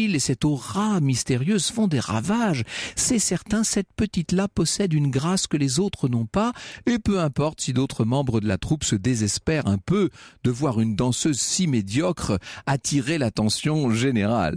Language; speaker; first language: French; native; French